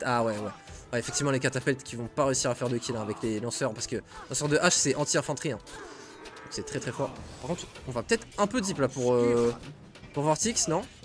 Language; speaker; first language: French; native; French